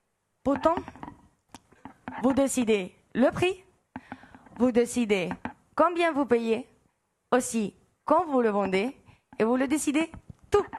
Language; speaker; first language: French; non-native, fluent; Spanish